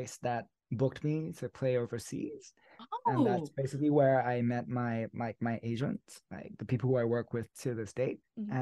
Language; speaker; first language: English; native; English